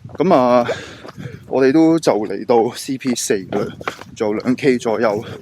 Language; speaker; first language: Cantonese; native; Cantonese